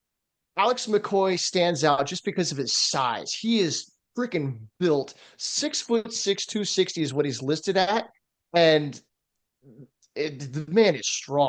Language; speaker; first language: English; native; English